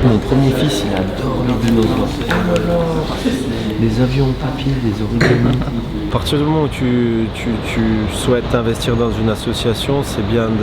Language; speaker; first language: French; native; French